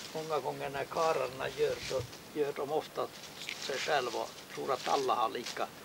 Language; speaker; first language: Swedish; non-native, local second language; Finnish